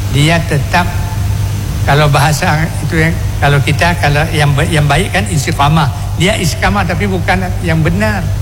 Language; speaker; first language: Indonesian; non-native, local second language; Achinese